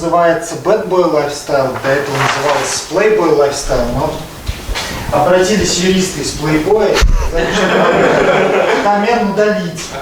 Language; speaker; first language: Russian; native; Russian